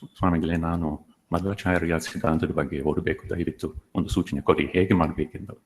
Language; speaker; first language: Kannada; non-native, fluent; Dutch